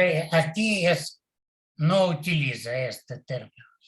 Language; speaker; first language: Spanish; non-native, learner; Portuguese